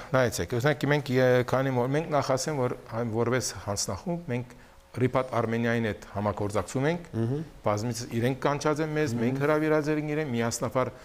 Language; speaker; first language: Armenian; early bilingual, heritage; Armenian